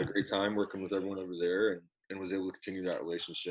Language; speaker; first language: English; native; English